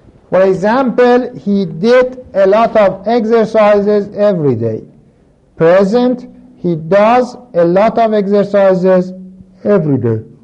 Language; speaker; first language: English; non-native, fluent; Persian